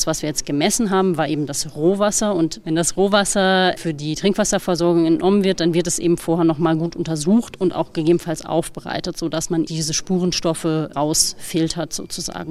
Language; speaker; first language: German; native; German